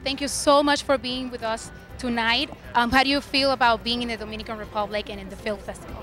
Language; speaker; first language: English; non-native, fluent; Spanish